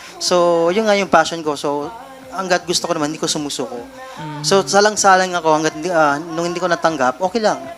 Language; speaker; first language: Filipino; non-native, local second language; Cebuano